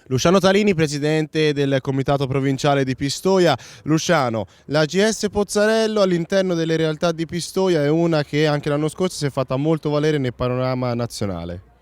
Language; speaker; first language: Italian; native; Italian